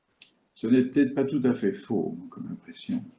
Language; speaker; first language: French; native; French